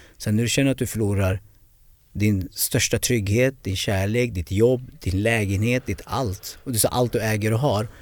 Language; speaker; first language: Swedish; early bilingual, other home language; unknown